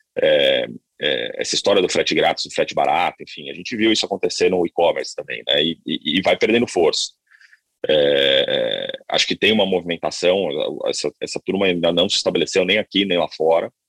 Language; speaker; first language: Portuguese; native; Portuguese